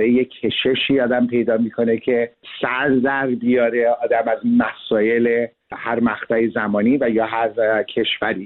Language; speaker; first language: Persian; early bilingual, heritage; Persian